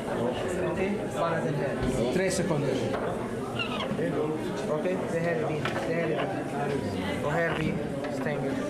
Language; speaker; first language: Swedish; non-native, fluent; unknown